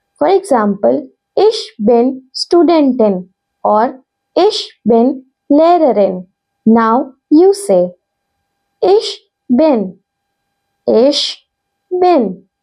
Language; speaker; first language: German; non-native, fluent; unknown